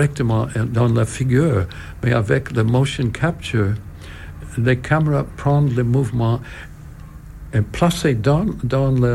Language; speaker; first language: French; non-native, learner; English